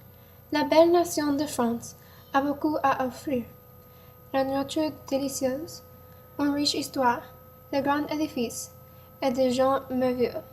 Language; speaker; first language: French; non-native, learner; English